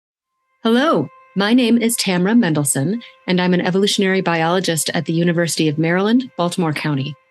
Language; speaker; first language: English; native; English